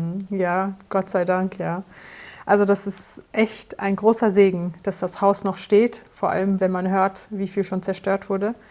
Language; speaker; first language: German; native; German